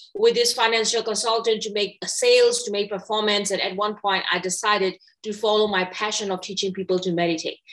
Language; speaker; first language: English; non-native, fluent; Burmese